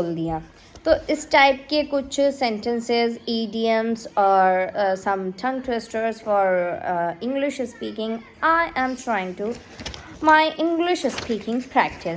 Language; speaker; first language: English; non-native, learner; Hindi